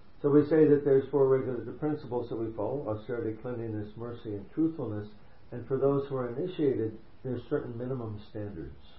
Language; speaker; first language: English; native; English